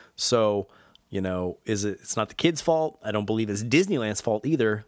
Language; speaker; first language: English; native; English